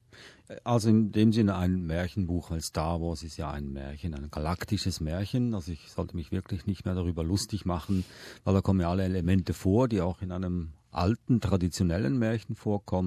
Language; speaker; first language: German; native; German